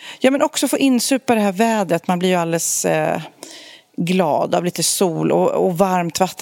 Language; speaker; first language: Swedish; native; Swedish